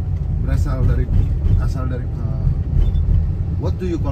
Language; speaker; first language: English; non-native, learner; Indonesian